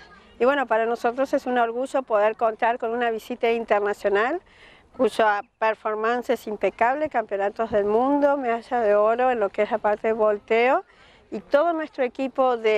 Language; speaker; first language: Spanish; native; Spanish